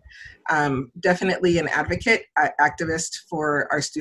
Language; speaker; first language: English; native; English